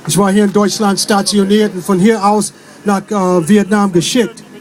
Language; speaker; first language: German; non-native, fluent; English